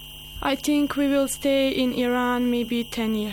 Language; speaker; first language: English; non-native, learner; Bosnian